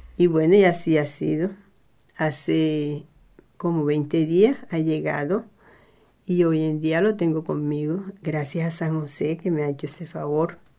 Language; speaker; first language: Spanish; native; Spanish